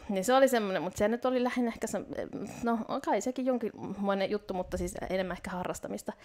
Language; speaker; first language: Finnish; native; Finnish